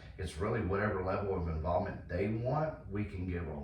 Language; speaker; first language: English; native; English